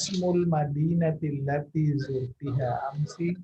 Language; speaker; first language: Arabic; non-native, fluent; Indonesian